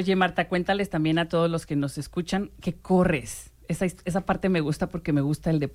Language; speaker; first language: Spanish; native; Spanish